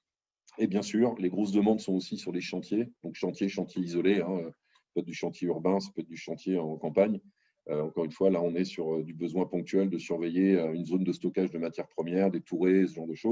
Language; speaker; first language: French; native; French